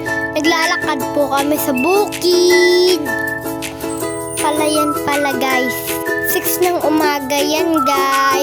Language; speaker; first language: Filipino; native; Filipino